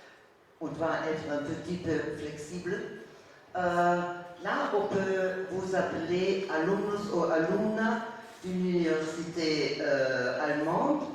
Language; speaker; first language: French; non-native, fluent; German